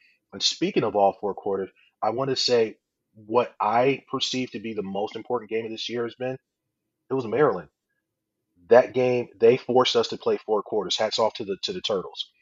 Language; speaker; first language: English; native; English